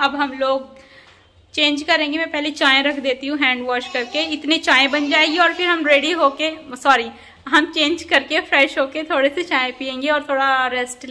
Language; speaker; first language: Hindi; native; Hindi